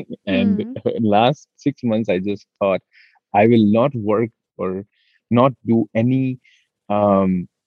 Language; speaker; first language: English; non-native, local second language; Hindi